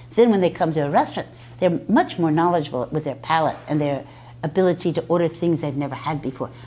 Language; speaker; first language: English; native; English